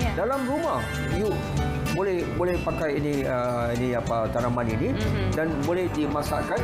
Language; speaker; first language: Malay; non-native, local second language; Tamil